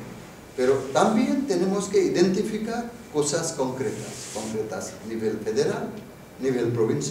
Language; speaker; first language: Spanish; non-native, fluent; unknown